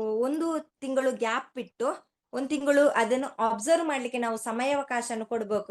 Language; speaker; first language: Kannada; native; Kannada